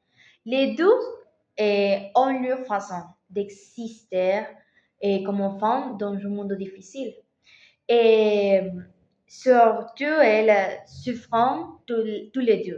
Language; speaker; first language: French; non-native, learner; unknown